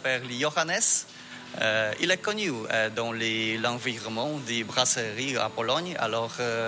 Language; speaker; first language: French; non-native, learner; Polish